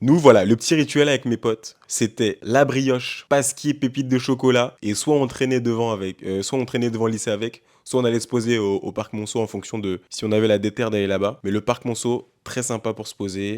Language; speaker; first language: French; native; French